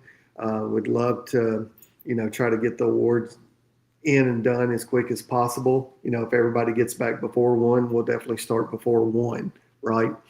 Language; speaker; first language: English; native; English